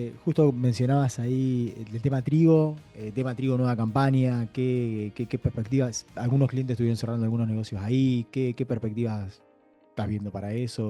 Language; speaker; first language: Spanish; native; Spanish